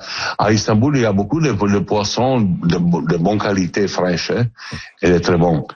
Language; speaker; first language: French; non-native, learner; Italian